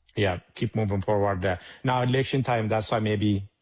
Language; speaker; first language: English; non-native, learner; Amharic